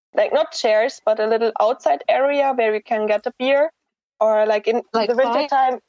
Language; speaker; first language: English; non-native, fluent; German